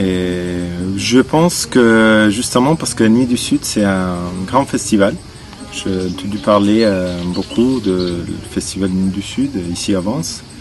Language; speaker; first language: French; non-native, fluent; Spanish